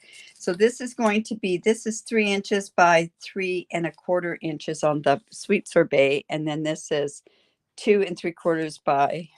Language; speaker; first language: English; native; English